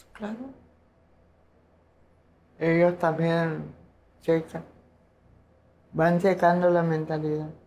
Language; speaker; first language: Spanish; non-native, local second language; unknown